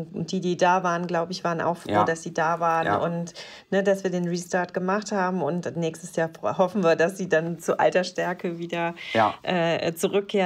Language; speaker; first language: German; native; German